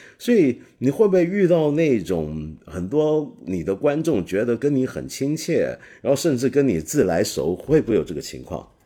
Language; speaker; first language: Chinese; non-native, local second language; Cantonese